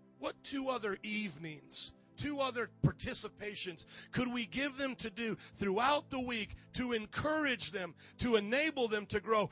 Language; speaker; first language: English; native; English